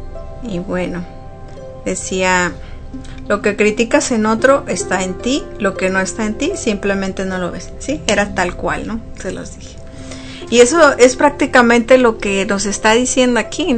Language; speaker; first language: Spanish; native; Spanish